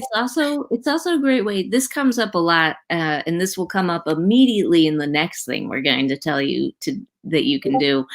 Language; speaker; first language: English; native; English